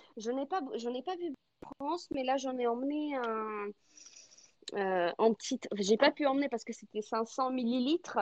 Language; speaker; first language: French; non-native, fluent; Russian